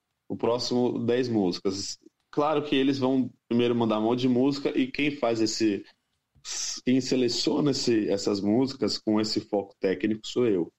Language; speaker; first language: Portuguese; native; Portuguese